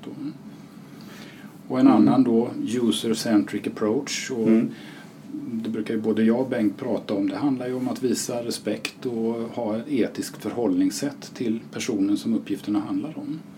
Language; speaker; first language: Swedish; native; Swedish